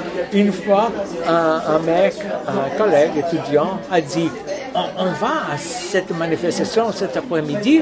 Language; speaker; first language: French; non-native, fluent; Portuguese